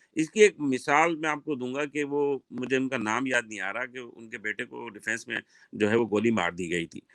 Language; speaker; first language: Urdu; native; Urdu